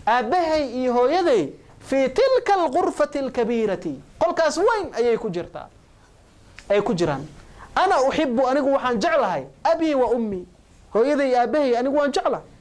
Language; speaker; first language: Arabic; non-native, local second language; Somali